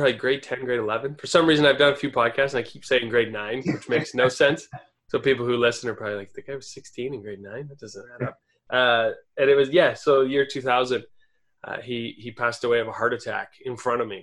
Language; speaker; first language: English; native; English